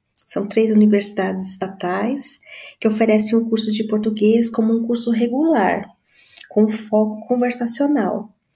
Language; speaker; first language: Portuguese; native; Portuguese